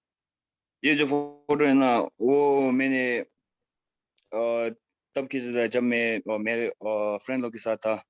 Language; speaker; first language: Hindi; non-native, fluent; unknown